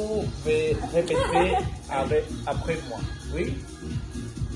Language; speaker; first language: French; non-native, learner; Spanish